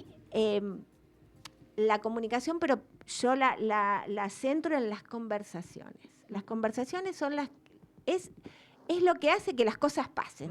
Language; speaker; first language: Spanish; native; Spanish